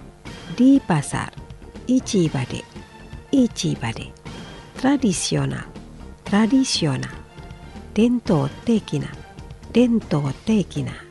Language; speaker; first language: Japanese; non-native, fluent; Indonesian